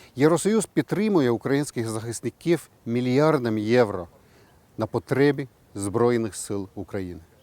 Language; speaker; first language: Ukrainian; non-native, fluent; Estonian